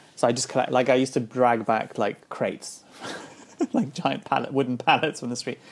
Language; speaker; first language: English; native; English